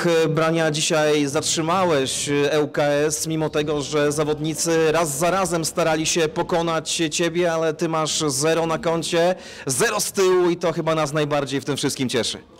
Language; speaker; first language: Polish; native; Polish